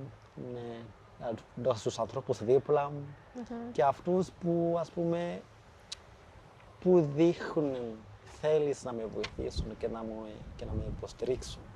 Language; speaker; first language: Greek; non-native, fluent; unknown